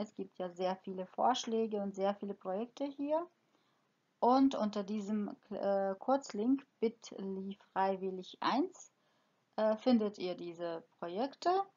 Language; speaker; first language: German; non-native, fluent; Croatian